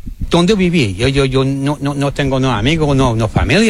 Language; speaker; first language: Spanish; non-native, learner; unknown